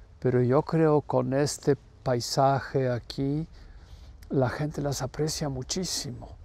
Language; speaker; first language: Spanish; non-native, fluent; Polish